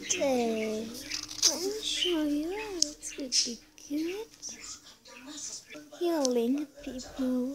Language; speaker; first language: English; non-native, learner; Spanish